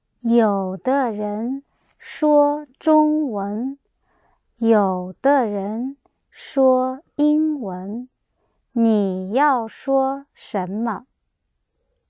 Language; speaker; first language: Chinese; non-native, learner; English